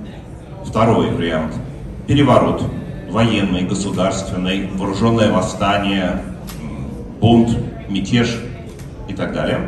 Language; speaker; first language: Russian; native; Russian